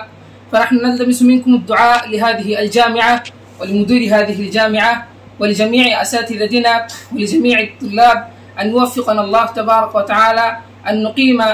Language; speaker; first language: Arabic; non-native, fluent; Bangla